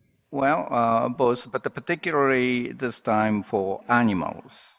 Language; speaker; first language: English; non-native, fluent; Japanese